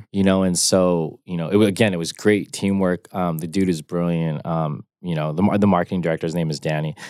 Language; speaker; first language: English; native; English